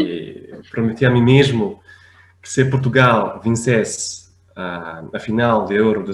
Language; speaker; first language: Portuguese; non-native, fluent; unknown